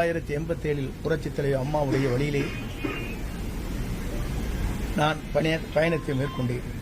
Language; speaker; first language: Tamil; native; Tamil